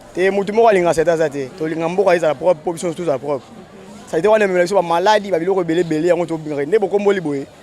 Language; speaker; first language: Lingala; native; Lingala